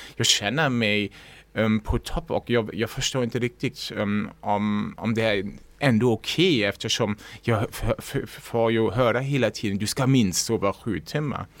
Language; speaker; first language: Swedish; non-native, fluent; German